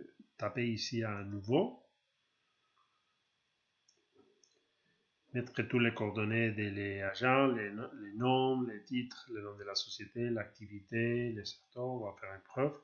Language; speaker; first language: French; non-native, learner; Spanish